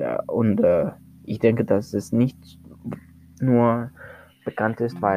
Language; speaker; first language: German; non-native, learner; Spanish